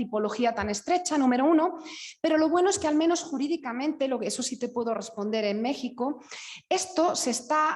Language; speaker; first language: Spanish; native; Spanish